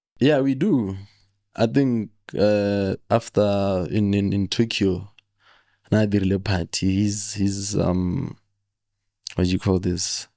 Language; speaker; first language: English; non-native, local second language; Tswana